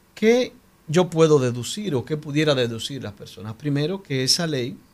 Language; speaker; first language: Spanish; native; Spanish